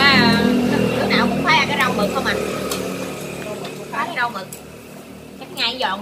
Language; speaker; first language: Vietnamese; native; Vietnamese